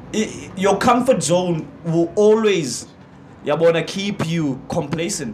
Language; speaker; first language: English; non-native, local second language; Xhosa